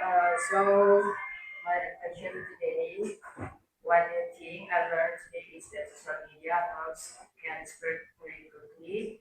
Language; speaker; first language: English; non-native, learner; Indonesian